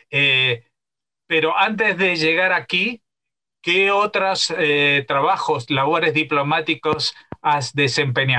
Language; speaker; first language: Spanish; native; Spanish